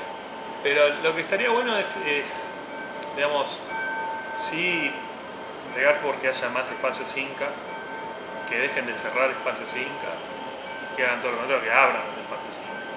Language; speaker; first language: Spanish; native; Spanish